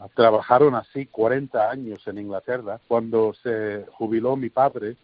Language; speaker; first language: Spanish; early bilingual, heritage; English